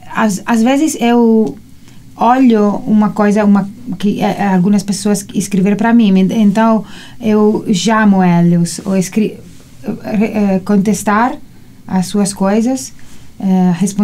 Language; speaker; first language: Portuguese; non-native, learner; Italian